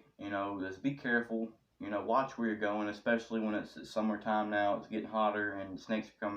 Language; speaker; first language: English; native; English